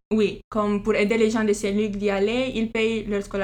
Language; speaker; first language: French; non-native, fluent; Romanian